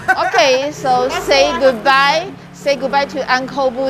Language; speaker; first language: English; non-native, learner; Chinese